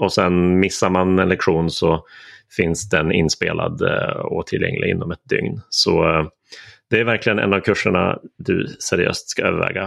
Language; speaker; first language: Swedish; native; Swedish